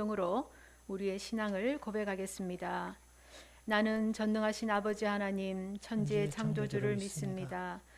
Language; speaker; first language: Korean; native; Korean